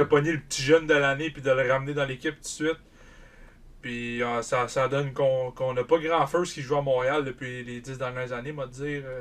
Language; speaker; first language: French; native; French